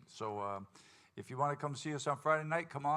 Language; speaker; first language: English; native; English